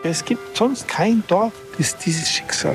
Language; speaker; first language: German; native; German